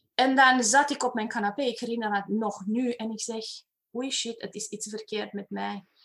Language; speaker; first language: Dutch; non-native, fluent; Romanian